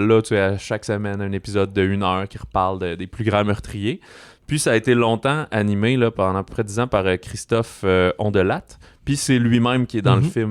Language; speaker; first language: French; native; French